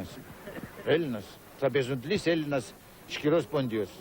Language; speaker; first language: Greek; early bilingual, heritage; Greek